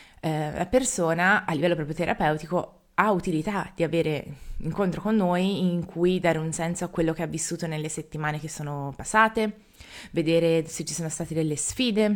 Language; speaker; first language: Italian; native; Italian